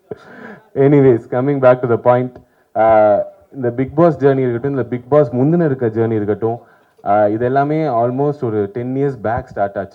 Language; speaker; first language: Tamil; native; Tamil